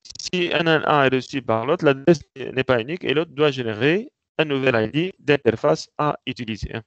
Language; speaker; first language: French; non-native, local second language; Arabic